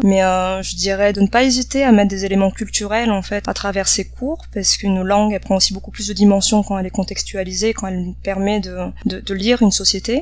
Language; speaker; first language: French; native; French